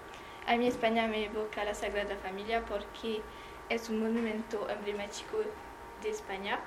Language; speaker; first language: Spanish; non-native, learner; French